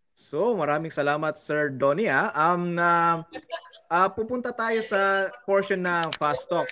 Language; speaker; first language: Filipino; non-native, local second language; Cebuano